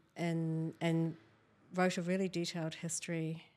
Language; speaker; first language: English; native; English